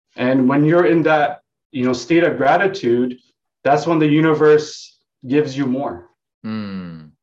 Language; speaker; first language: English; non-native, local second language; Vietnamese